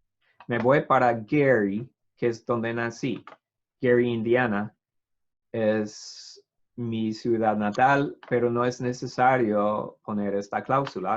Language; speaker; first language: Spanish; non-native, fluent; English